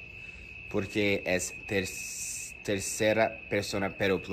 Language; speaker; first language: Spanish; non-native, fluent; English